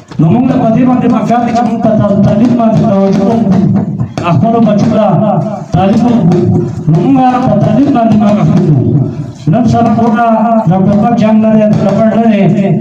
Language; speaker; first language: Pashto; non-native, local second language; Gujari